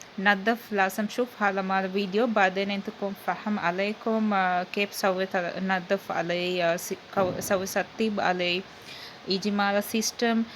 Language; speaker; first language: Arabic; non-native, learner; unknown